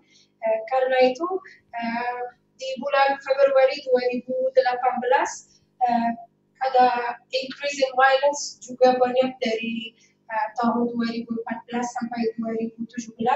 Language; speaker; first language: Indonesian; non-native, fluent; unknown